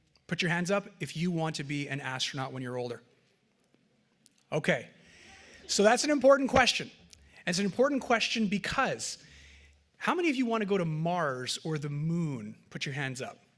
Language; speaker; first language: English; early bilingual, other home language; French